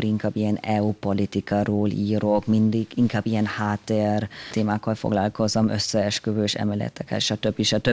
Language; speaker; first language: Hungarian; non-native, fluent; German